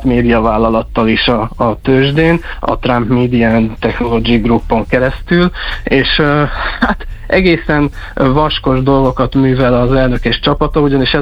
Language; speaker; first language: Hungarian; native; Hungarian